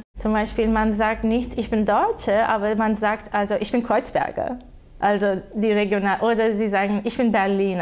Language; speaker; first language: German; non-native, fluent; Turkish